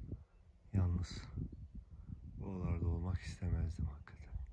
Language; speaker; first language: Turkish; native; Turkish